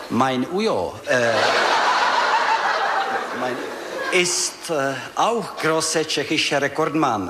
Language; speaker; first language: German; non-native, learner; Czech